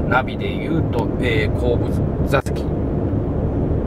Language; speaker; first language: Japanese; native; Japanese